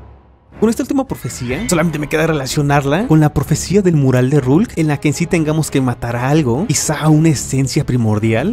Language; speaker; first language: Spanish; native; Spanish